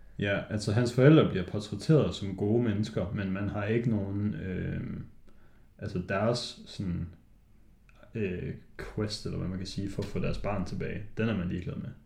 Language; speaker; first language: Danish; native; Danish